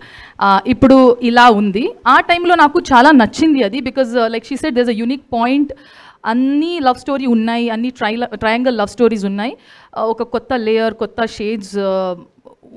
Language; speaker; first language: Telugu; non-native, local second language; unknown